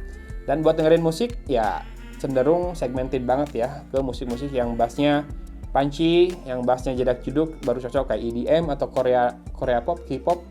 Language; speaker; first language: Indonesian; native; Indonesian